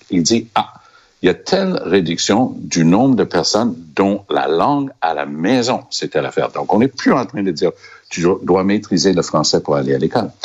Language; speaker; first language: French; native; French